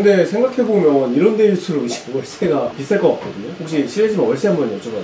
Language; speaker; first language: Korean; native; Korean